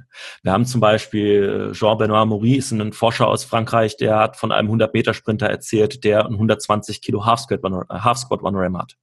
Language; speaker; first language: German; native; German